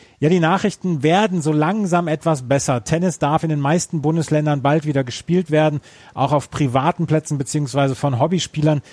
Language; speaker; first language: German; native; German